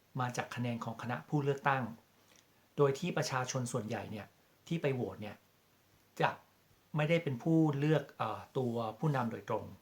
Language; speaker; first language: Thai; native; Thai